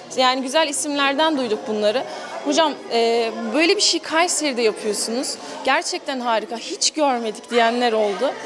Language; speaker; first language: Turkish; early bilingual, heritage; Turkish